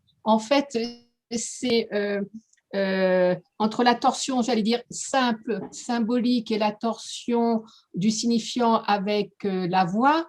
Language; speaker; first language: French; native; French